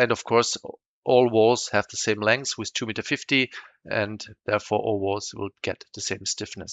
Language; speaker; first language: English; non-native, fluent; German